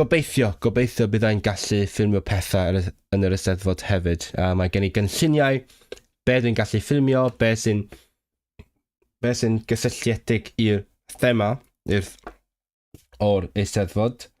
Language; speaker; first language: Welsh; non-native, fluent; Cantonese